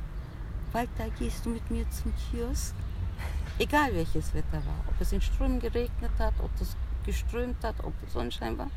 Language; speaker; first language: German; early bilingual, other home language; Turkish